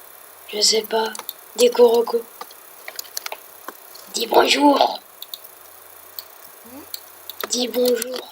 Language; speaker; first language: French; native; French